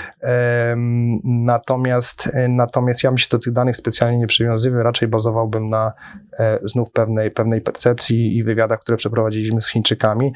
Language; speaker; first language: Polish; native; Polish